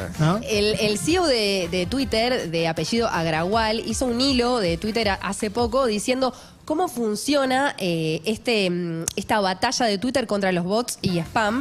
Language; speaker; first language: Spanish; native; Spanish